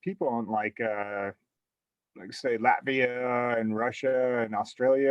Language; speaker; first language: English; native; English